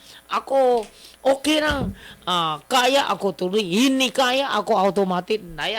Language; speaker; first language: Filipino; non-native, learner; Chinese